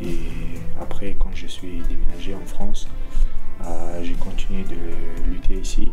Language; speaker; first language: French; non-native, learner; Chechen